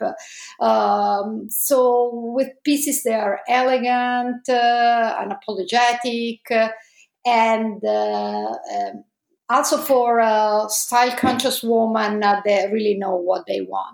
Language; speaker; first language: English; non-native, fluent; Italian